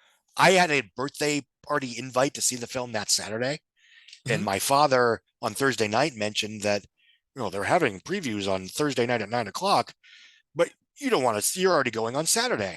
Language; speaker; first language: English; native; English